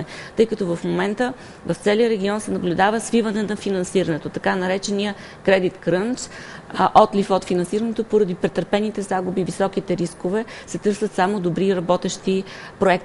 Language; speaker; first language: Bulgarian; native; Bulgarian